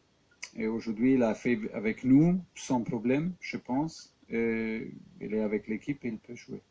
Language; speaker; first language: French; non-native, fluent; German